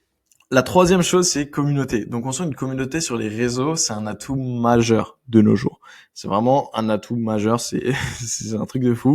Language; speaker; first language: French; native; French